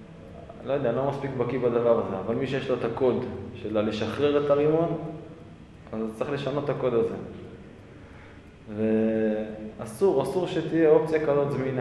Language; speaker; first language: Hebrew; native; Hebrew